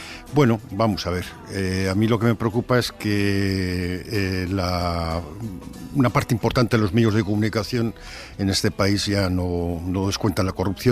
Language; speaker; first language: Spanish; native; Spanish